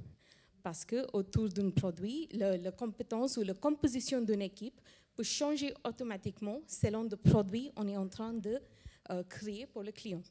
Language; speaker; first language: French; non-native, fluent; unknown